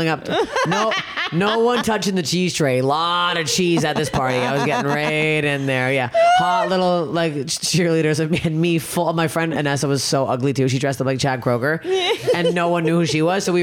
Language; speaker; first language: English; native; English